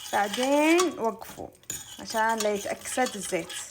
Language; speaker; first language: Arabic; native; Arabic